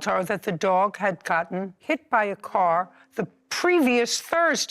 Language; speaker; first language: English; native; English